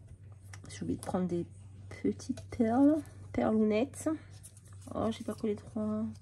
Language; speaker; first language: French; native; French